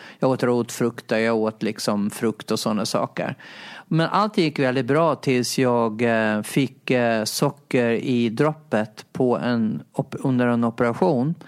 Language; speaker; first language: Swedish; native; Swedish